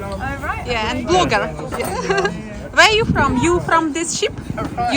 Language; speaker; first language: English; non-native, learner; Ukrainian